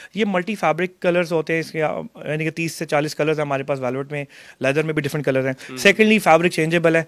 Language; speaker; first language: Urdu; non-native, local second language; Punjabi